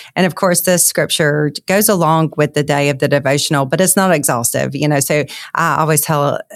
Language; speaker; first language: English; native; English